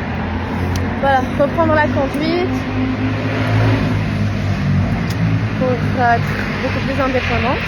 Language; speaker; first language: French; native; French